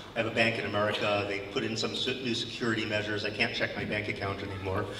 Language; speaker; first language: English; native; English